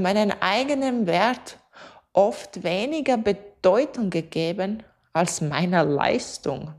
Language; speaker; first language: German; non-native, fluent; Latvian